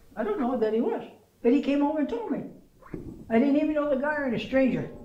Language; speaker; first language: English; native; English